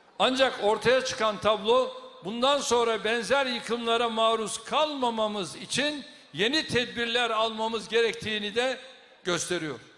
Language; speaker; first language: Turkish; native; Turkish